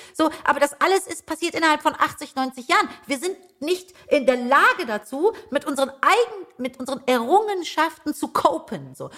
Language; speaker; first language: German; early bilingual, other home language; Persian